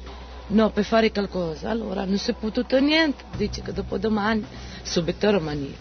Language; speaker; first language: Italian; non-native, learner; Romanian